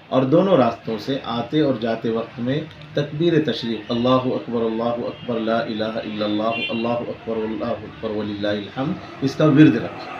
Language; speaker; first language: Urdu; native; Urdu